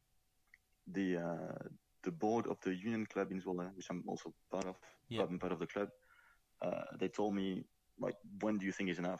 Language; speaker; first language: English; non-native, fluent; French